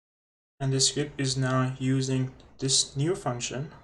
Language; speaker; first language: English; non-native, fluent; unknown